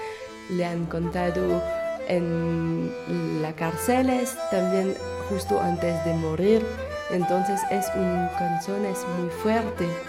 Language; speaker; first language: Spanish; non-native, fluent; French